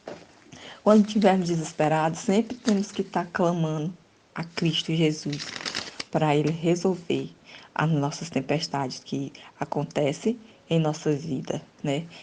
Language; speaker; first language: Portuguese; native; Portuguese